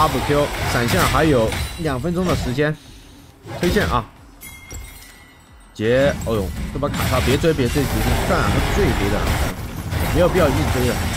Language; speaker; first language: Chinese; native; Chinese